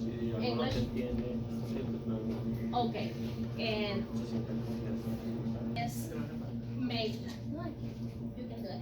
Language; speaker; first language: English; early bilingual, heritage; Spanish